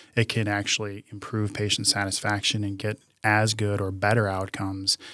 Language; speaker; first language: English; native; English